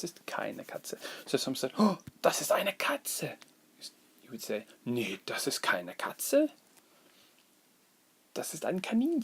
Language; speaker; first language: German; non-native, fluent; English